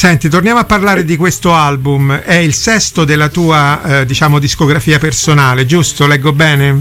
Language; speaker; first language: Italian; native; Italian